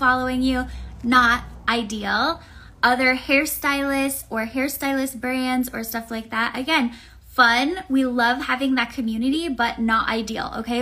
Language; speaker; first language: English; native; English